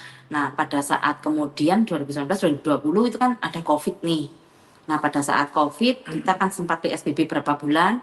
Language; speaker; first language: Indonesian; native; Indonesian